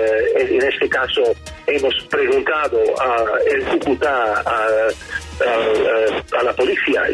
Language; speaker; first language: Spanish; non-native, learner; Dutch